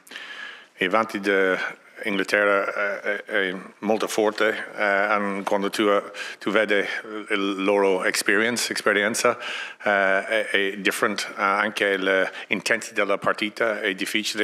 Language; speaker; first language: Italian; non-native, learner; English